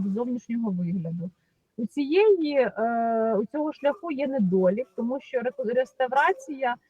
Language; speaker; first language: Ukrainian; native; Ukrainian